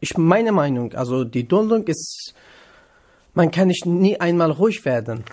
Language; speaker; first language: German; non-native, learner; Kurdish